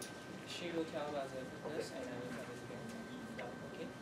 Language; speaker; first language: English; non-native, learner; Vietnamese